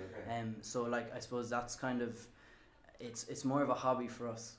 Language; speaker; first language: English; native; English